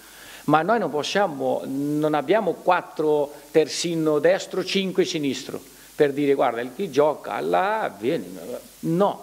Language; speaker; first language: Italian; non-native, fluent; Portuguese